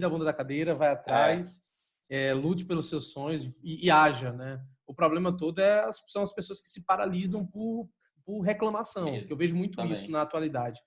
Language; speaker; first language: Portuguese; native; Portuguese